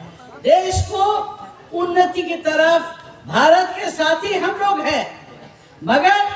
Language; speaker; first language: Hindi; non-native, local second language; Bangla